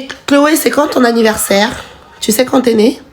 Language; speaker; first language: French; native; French